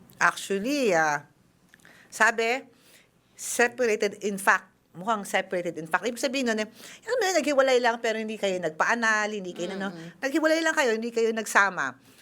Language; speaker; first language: Filipino; native; Filipino